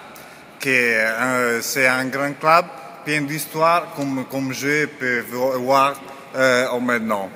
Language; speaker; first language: French; non-native, learner; Italian